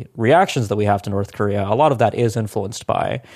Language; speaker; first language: English; non-native, local second language; Hindi